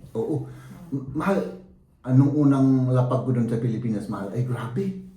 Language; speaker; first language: Filipino; non-native, local second language; Iloko